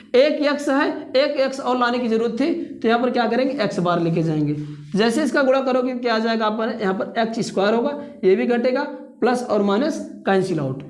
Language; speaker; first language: Hindi; native; Hindi